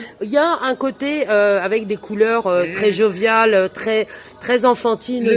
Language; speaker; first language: French; native; French